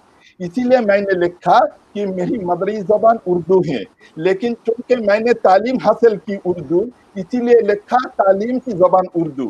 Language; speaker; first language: Urdu; non-native, local second language; Bangla